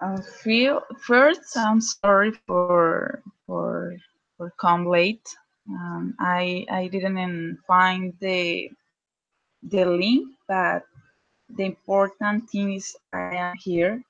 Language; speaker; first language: English; non-native, learner; Spanish